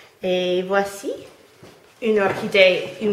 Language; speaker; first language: French; non-native, fluent; English